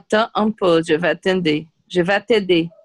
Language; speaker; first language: French; non-native, learner; Portuguese